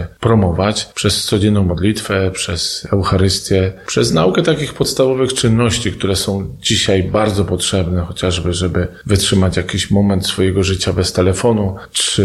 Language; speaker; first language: Polish; native; Polish